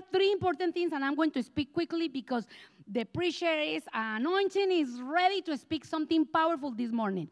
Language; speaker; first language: English; non-native, learner; Spanish